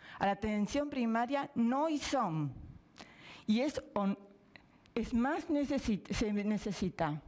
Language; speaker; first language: Catalan; non-native, fluent; Spanish